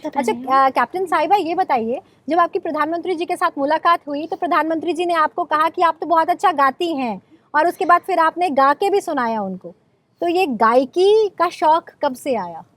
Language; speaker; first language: Hindi; native; Hindi